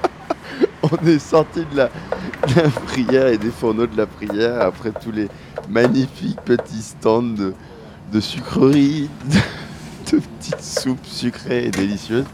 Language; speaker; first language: French; native; French